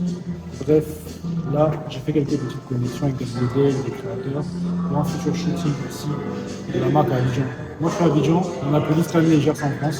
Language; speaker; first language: French; native; French